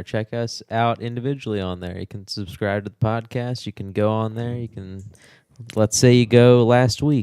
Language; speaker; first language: English; native; English